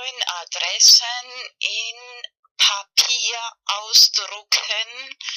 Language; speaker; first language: German; non-native, fluent; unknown